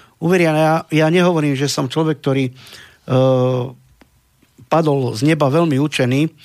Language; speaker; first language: Slovak; non-native, local second language; Romany